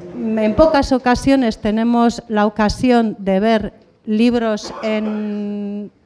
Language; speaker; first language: Spanish; non-native, local second language; Basque